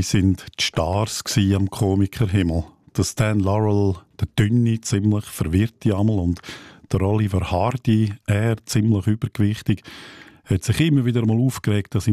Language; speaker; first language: Swiss German; native; Swiss German